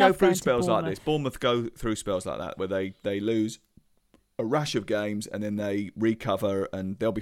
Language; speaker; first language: English; native; English